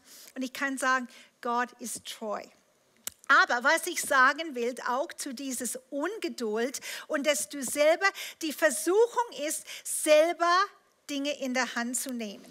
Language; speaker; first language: German; non-native, fluent; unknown